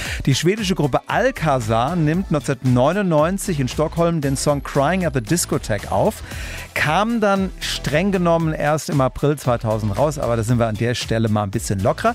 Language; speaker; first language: German; native; German